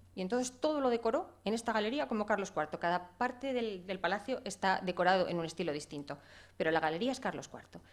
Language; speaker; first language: Spanish; native; Spanish